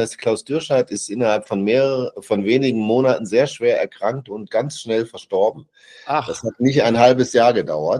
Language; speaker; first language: German; native; German